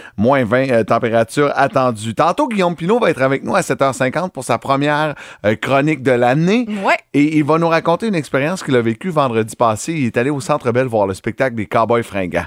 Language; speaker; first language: French; native; French